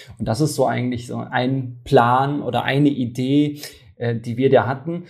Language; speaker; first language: German; early bilingual, other home language; Turkish